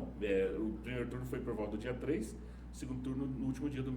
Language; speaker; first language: Portuguese; native; Portuguese